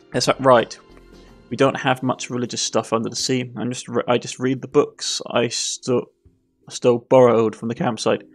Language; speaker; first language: English; native; English